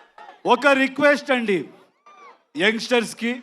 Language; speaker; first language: Telugu; non-native, learner; Kannada